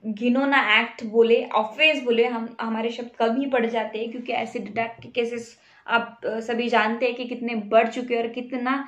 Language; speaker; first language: Hindi; non-native, local second language; Marathi